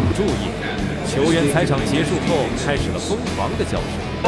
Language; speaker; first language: Chinese; native; Chinese